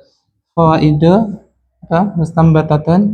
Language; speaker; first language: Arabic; non-native, fluent; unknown